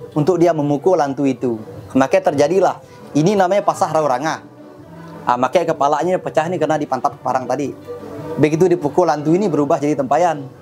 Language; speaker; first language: Indonesian; non-native, local second language; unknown